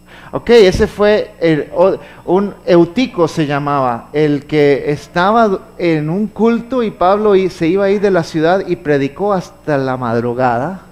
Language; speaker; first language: Spanish; native; Spanish